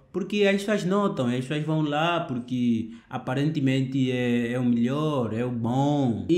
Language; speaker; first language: Portuguese; native; Portuguese